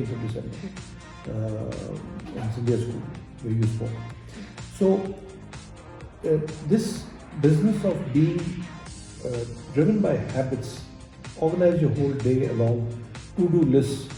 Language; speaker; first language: English; non-native, local second language; Hindi